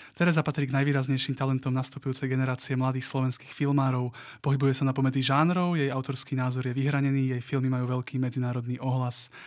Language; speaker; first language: Slovak; native; Slovak